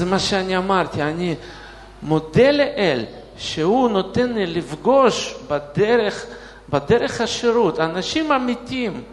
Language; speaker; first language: Hebrew; non-native, fluent; Russian